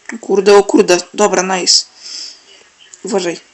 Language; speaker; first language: Polish; native; Polish